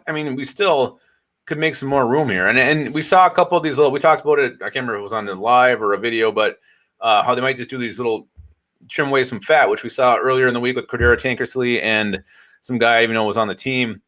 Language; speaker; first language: English; native; English